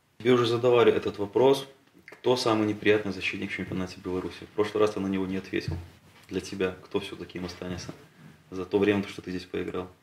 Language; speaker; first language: Russian; native; Russian